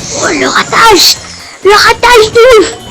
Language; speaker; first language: French; early bilingual, other home language; Romanian